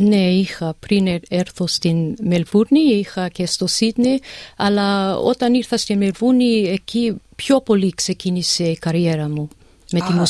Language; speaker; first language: Greek; early bilingual, heritage; English